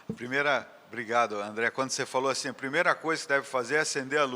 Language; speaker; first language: Portuguese; native; Portuguese